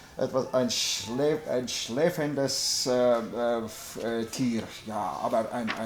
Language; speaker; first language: German; non-native, learner; Latvian